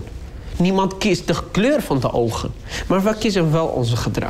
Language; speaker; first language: Dutch; non-native, learner; Arabic